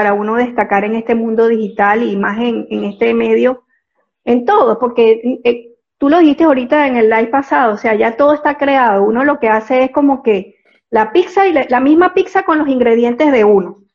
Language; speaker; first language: Spanish; native; Spanish